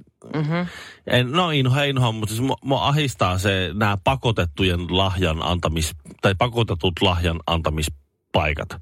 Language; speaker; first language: Finnish; native; Finnish